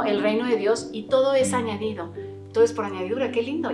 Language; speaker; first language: Spanish; native; Spanish